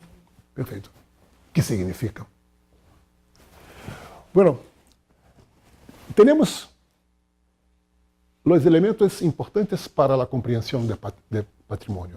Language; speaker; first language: Spanish; non-native, fluent; Portuguese